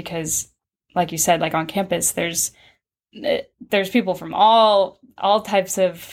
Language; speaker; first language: English; early bilingual, other home language; Spanish